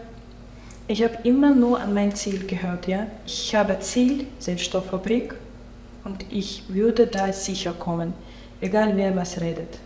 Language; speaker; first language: German; non-native, local second language; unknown